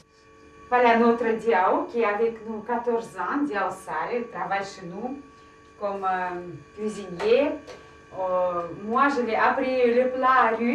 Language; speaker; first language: French; non-native, fluent; Russian